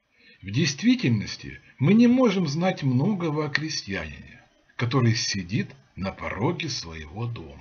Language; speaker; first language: Russian; native; Russian